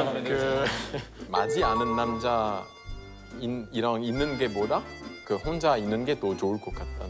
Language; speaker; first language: Korean; non-native, fluent; French